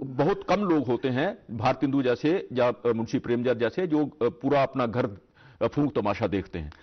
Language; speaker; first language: Hindi; non-native, local second language; Dogri